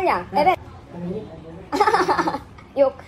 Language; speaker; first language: Turkish; non-native, learner; Korean